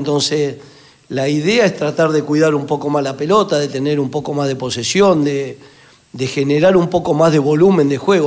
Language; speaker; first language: Spanish; native; Spanish